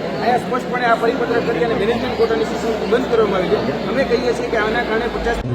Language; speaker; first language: Gujarati; non-native, local second language; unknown